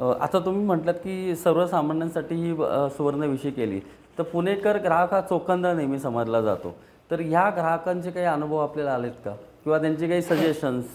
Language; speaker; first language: Marathi; native; Marathi